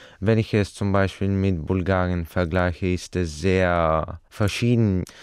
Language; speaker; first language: German; non-native, fluent; Bulgarian